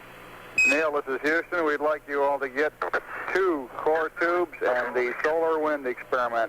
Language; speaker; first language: English; native; English